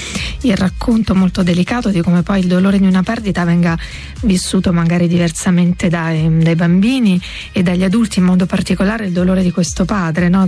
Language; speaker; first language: Italian; native; Italian